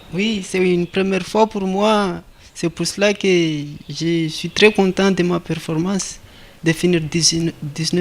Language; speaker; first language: French; non-native, local second language; Comorian